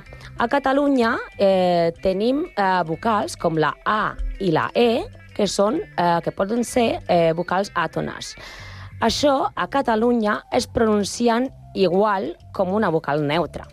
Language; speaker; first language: Catalan; non-native, learner; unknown